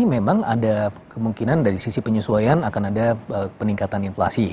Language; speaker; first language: Indonesian; native; Indonesian